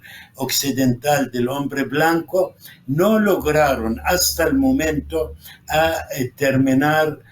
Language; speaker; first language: Spanish; non-native, fluent; Arabic